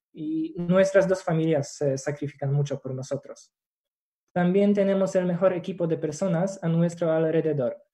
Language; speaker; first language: Spanish; non-native, fluent; Polish